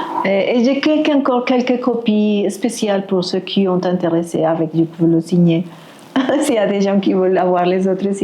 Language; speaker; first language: French; non-native, fluent; Spanish